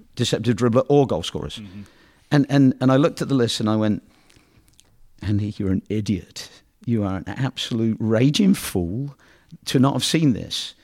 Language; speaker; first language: English; native; English